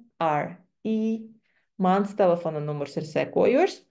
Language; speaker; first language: Latvian; non-native, fluent; Chinese